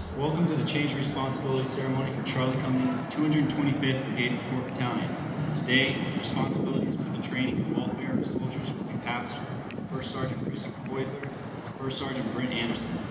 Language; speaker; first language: English; native; English